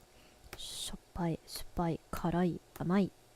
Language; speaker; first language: Japanese; non-native, learner; English